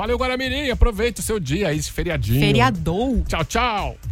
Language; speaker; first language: Portuguese; native; Portuguese